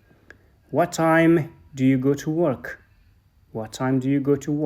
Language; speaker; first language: English; non-native, fluent; Persian